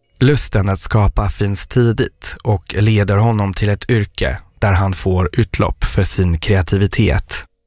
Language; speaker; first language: Swedish; non-native, fluent; French